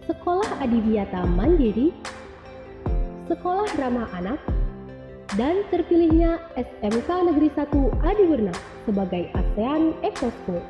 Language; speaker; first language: Indonesian; native; Indonesian